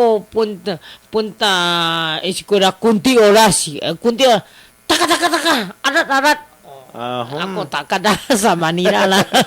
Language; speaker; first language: Filipino; non-native, learner; Chinese